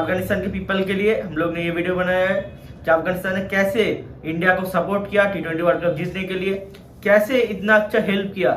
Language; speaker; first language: Hindi; non-native, local second language; Bangla